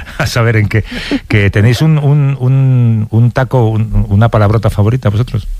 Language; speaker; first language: Spanish; native; Spanish